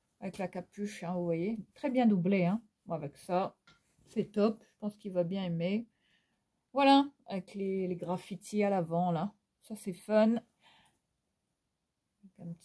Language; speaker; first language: French; native; French